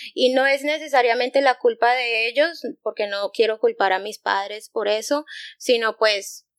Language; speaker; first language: Spanish; native; Spanish